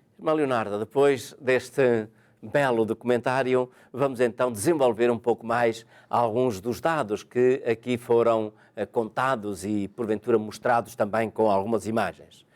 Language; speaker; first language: Portuguese; native; Portuguese